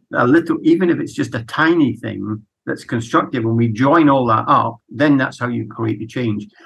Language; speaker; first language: English; native; English